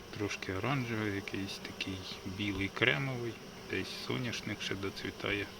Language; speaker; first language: Ukrainian; native; Ukrainian